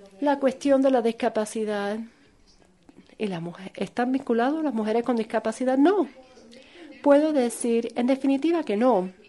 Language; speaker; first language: Spanish; non-native, fluent; Korean